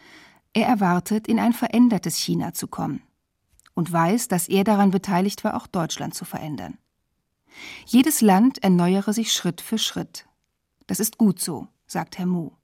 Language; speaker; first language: German; native; German